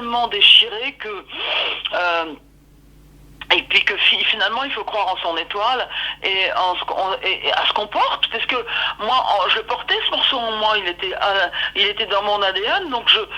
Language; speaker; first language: French; native; French